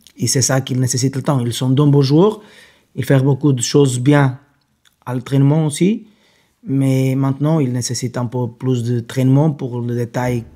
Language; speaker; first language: French; non-native, fluent; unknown